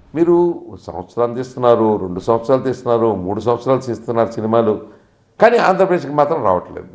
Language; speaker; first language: Telugu; native; Telugu